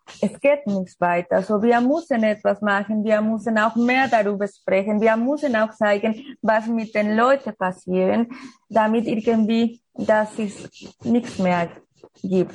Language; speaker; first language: German; non-native, learner; Spanish